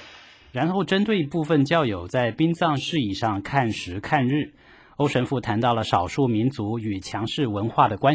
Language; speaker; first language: Chinese; native; Chinese